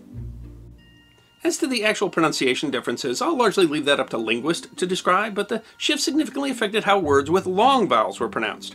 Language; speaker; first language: English; native; English